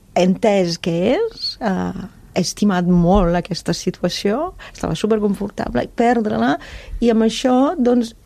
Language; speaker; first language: Catalan; non-native, fluent; German